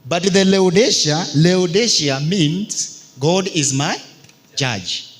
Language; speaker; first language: English; non-native, local second language; Swahili